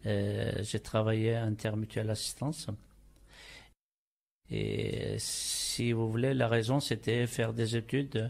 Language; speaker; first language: French; non-native, fluent; Turkish